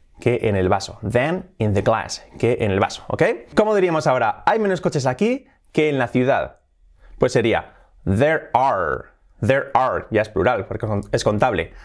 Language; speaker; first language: Spanish; native; Spanish